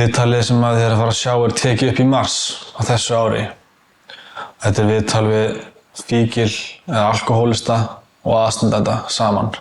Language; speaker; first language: Icelandic; native; Icelandic